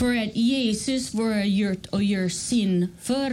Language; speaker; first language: Swedish; non-native, fluent; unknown